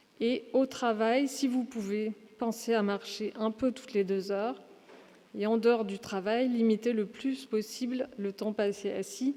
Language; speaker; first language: French; native; French